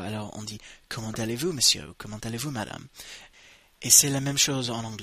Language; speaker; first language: French; non-native, fluent; English